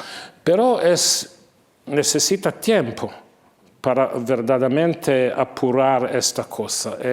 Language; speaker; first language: Spanish; non-native, fluent; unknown